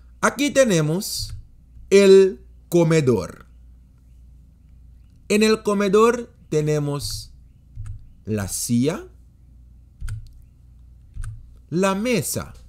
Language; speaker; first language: Spanish; non-native, fluent; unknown